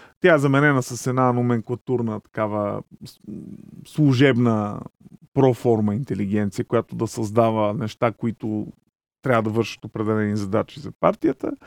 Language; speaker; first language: Bulgarian; native; Bulgarian